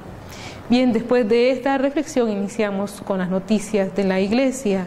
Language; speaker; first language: Spanish; native; Spanish